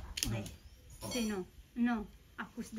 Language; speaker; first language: French; non-native, fluent; Balinese